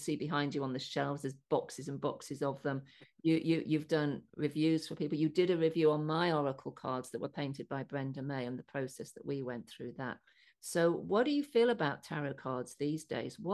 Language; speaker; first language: English; native; English